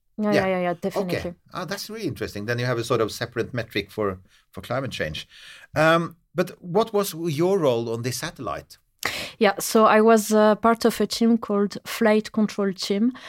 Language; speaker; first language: English; non-native, fluent; French